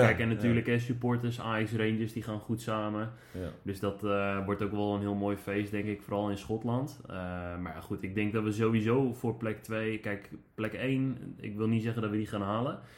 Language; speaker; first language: Dutch; native; Dutch